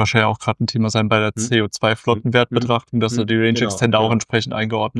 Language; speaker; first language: German; native; German